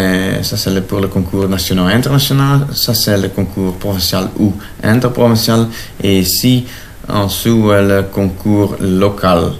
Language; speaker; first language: French; non-native, local second language; Dutch